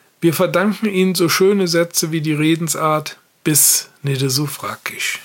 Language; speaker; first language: German; native; German